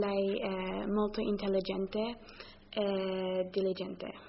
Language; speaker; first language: Italian; non-native, learner; English